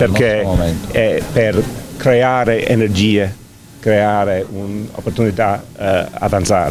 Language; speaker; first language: Italian; non-native, fluent; English